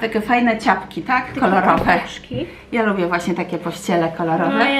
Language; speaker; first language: Polish; native; Polish